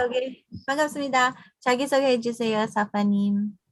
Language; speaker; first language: Korean; non-native, learner; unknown